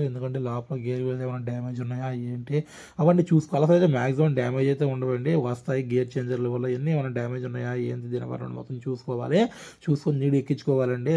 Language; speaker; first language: Telugu; non-native, local second language; Urdu